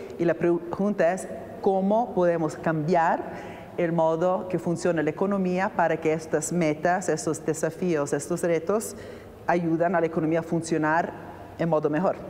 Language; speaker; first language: Spanish; non-native, fluent; Italian